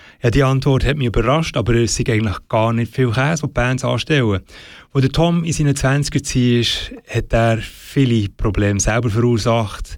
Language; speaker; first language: German; native; German